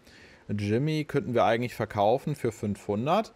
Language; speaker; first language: German; native; German